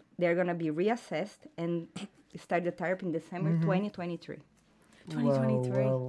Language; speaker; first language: English; non-native, fluent; Portuguese